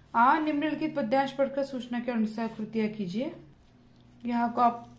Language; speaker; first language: Hindi; non-native, local second language; Marathi